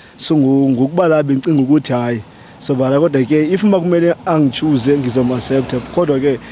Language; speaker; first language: Zulu; non-native, local second language; Xhosa